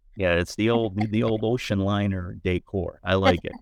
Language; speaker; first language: English; native; English